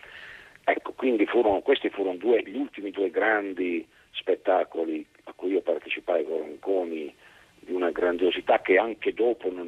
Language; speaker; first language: Italian; native; Italian